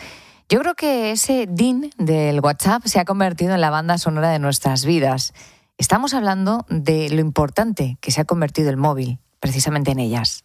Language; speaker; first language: Spanish; native; Spanish